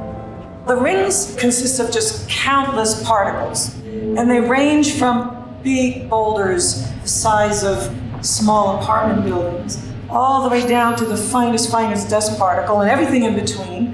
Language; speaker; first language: English; native; English